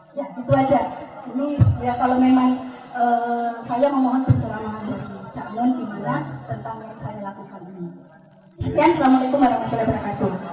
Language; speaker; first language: Indonesian; non-native, local second language; Buginese